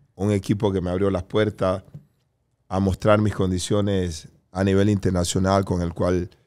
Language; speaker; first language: Spanish; native; Spanish